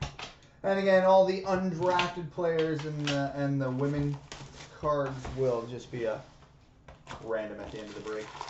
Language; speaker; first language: English; native; English